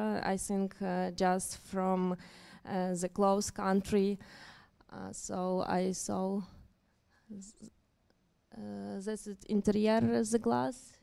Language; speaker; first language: English; non-native, learner; Ukrainian